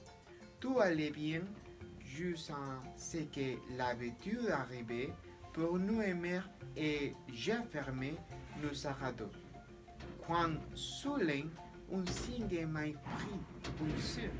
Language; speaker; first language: French; non-native, learner; Spanish